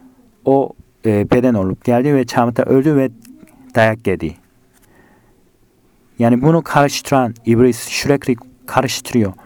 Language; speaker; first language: Turkish; non-native, fluent; Korean